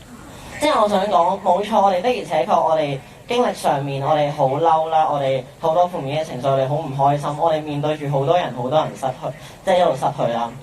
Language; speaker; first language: Cantonese; native; Cantonese